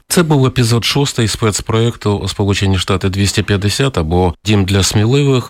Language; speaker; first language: Ukrainian; native; Ukrainian